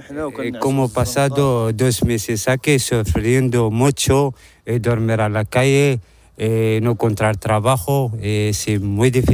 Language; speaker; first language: Spanish; non-native, learner; Arabic